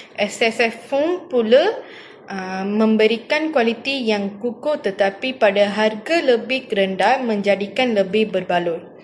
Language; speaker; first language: Malay; non-native, local second language; Tamil